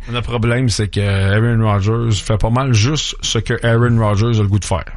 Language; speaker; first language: French; native; French